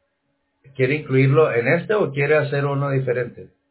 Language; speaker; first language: Spanish; native; Spanish